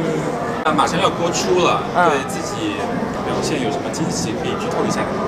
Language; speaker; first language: Chinese; native; Chinese